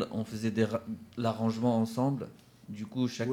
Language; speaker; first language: French; non-native, fluent; Central Kurdish